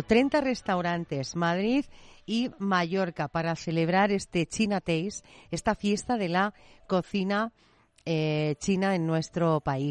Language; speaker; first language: Spanish; native; Spanish